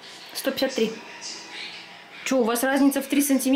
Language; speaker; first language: Russian; native; Russian